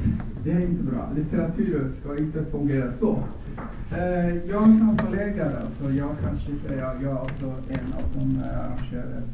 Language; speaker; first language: Swedish; non-native, fluent; Chinese